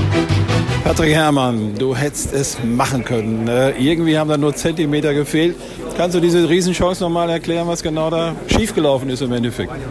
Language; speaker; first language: German; native; German